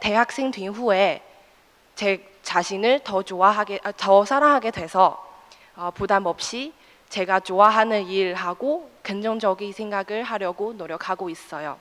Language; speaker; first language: Korean; non-native, fluent; Chinese